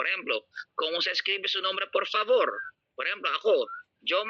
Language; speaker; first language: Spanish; non-native, learner; Filipino